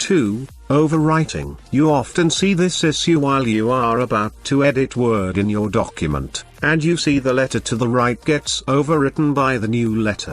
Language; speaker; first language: English; non-native, fluent; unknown